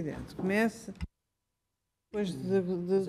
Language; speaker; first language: Portuguese; native; Portuguese